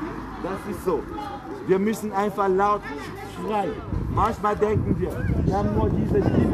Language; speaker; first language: German; non-native, fluent; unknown